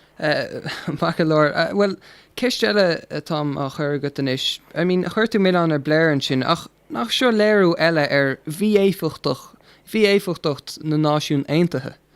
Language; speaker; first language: Irish; non-native, local second language; English